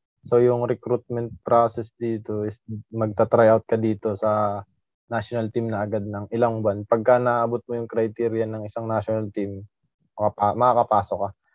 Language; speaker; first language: Filipino; native; Filipino